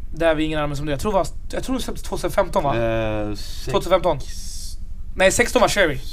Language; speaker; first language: Swedish; early bilingual, other home language; Arabic